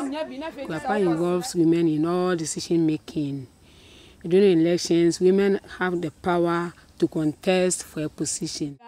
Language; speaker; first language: English; non-native, local second language; Akan